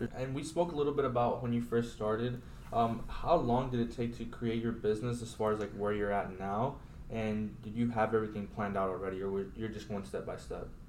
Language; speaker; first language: English; native; English